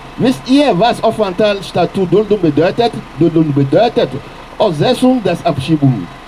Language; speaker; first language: German; non-native, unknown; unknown